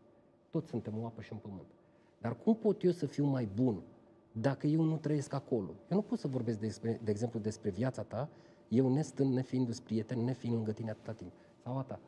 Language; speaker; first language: Romanian; native; Romanian